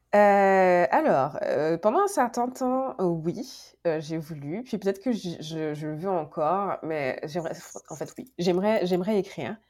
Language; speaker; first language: French; native; French